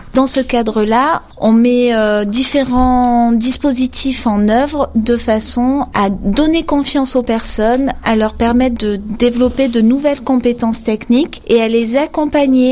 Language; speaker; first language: French; native; French